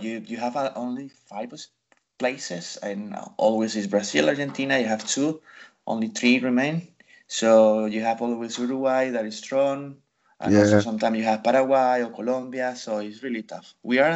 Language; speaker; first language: English; non-native, fluent; Spanish